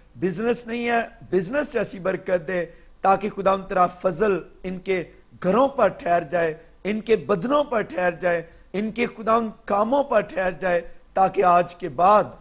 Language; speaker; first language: Urdu; non-native, local second language; Punjabi